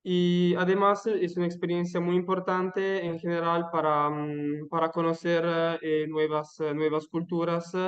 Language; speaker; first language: Spanish; non-native, learner; Italian